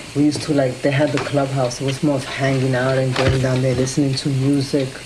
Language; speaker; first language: English; early bilingual, other home language; Spanish